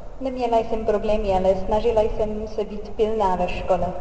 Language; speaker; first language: Czech; non-native, fluent; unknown